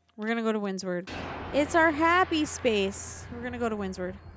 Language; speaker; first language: English; native; English